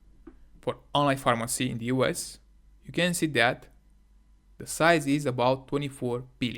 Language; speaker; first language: English; non-native, fluent; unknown